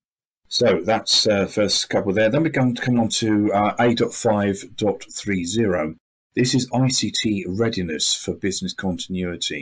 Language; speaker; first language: English; native; English